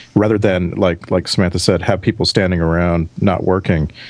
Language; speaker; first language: English; native; English